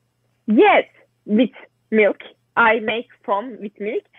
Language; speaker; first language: English; non-native, learner; Turkish